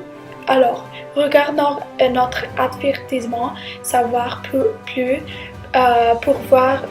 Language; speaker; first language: French; non-native, learner; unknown